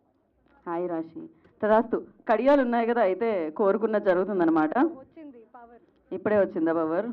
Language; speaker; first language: Telugu; native; Telugu